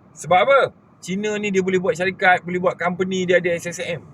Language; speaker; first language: Malay; native; Malay